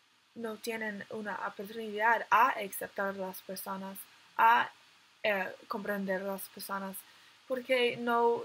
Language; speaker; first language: Spanish; non-native, learner; English